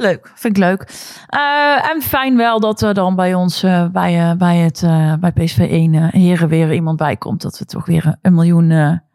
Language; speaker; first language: Dutch; native; Dutch